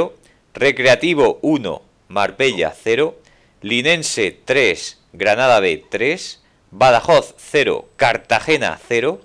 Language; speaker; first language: Spanish; native; Spanish